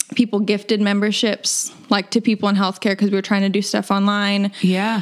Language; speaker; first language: English; native; English